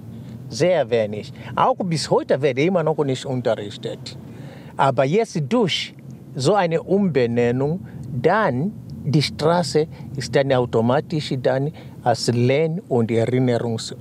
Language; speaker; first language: German; non-native, fluent; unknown